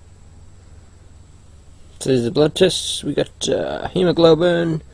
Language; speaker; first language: English; native; English